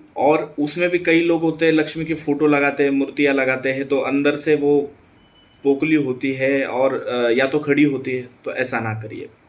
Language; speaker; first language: Hindi; non-native, local second language; Marathi